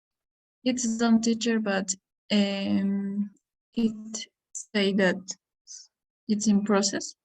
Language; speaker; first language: English; non-native, learner; Spanish